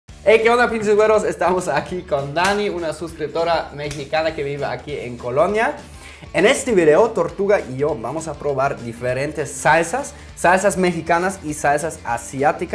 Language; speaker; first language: Spanish; non-native, fluent; German